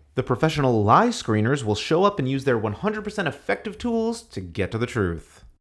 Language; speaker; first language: English; native; English